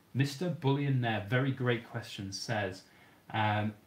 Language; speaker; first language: English; native; English